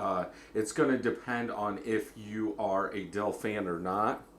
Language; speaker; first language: English; native; English